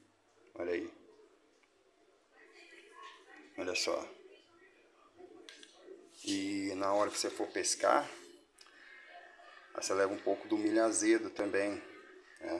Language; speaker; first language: Portuguese; native; Portuguese